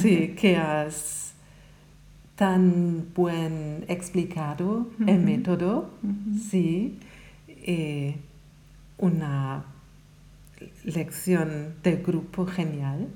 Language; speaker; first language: Spanish; non-native, learner; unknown